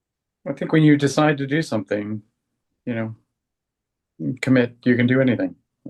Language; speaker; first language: English; native; English